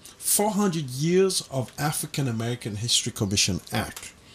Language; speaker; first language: English; non-native, fluent; Haitian Creole